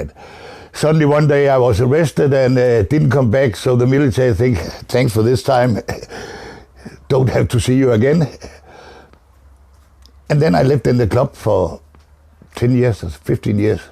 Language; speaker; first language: English; non-native, fluent; Danish